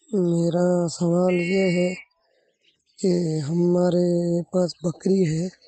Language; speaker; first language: Hindi; native; Hindi